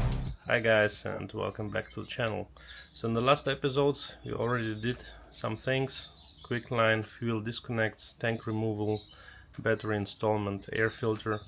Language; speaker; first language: English; non-native, fluent; German